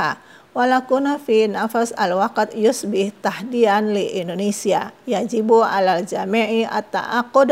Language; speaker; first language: Arabic; non-native, fluent; Indonesian